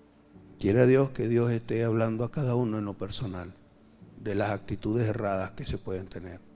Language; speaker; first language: Spanish; native; Spanish